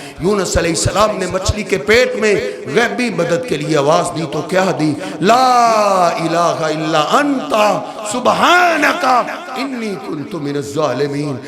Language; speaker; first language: Urdu; non-native, local second language; Punjabi